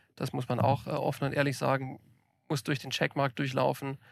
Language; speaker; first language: German; native; German